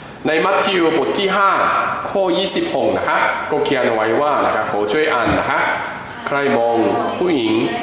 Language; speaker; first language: Thai; non-native, fluent; Korean